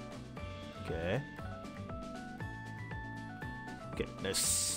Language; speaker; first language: Japanese; native; Japanese